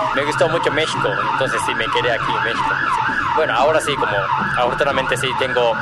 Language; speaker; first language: Spanish; non-native, fluent; Japanese